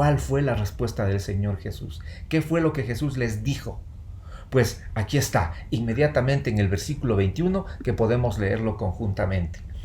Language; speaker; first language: Spanish; native; Spanish